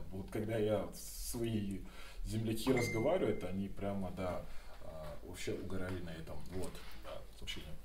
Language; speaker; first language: Russian; non-native, learner; Yoruba